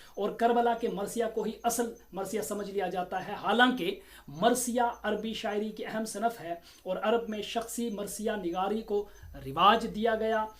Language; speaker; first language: Urdu; non-native, local second language; Kashmiri